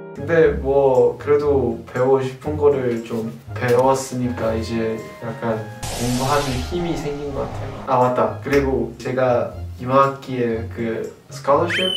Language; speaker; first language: Korean; early bilingual, other home language; Chinese